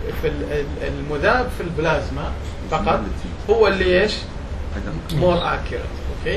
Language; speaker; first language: Arabic; native; Arabic